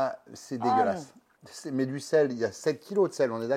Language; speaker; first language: French; native; French